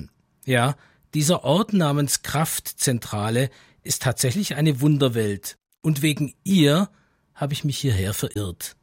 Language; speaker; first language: German; native; German